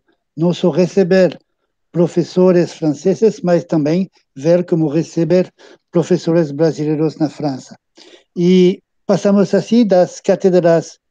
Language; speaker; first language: Portuguese; non-native, fluent; French